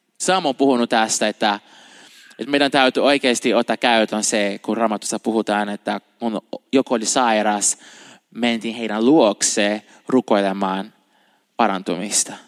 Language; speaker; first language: Finnish; non-native, fluent; Portuguese